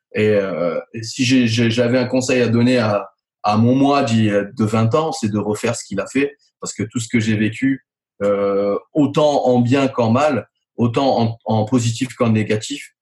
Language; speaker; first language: French; native; French